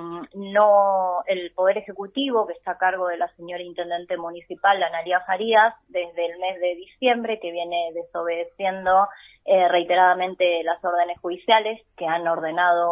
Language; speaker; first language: Spanish; native; Spanish